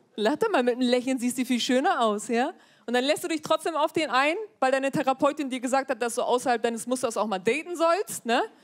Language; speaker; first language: German; early bilingual, other home language; Turkish